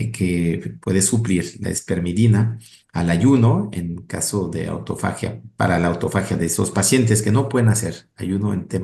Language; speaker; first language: Spanish; native; Spanish